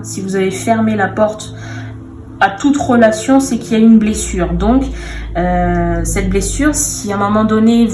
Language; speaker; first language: French; native; French